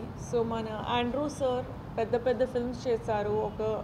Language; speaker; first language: Telugu; non-native, fluent; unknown